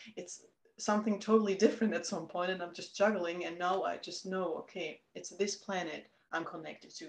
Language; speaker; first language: English; non-native, fluent; German